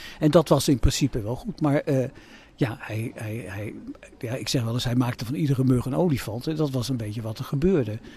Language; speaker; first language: Dutch; native; Dutch